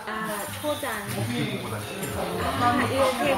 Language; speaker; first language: Korean; non-native, learner; Japanese